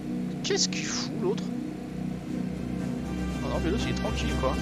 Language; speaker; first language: French; native; French